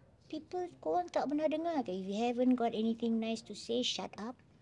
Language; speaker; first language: English; non-native, local second language; Malay